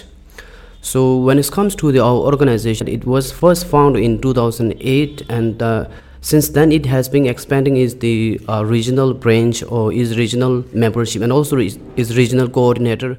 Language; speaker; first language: English; non-native, learner; Tibetan